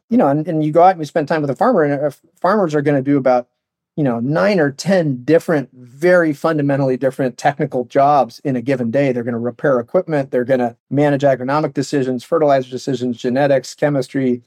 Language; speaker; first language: English; native; English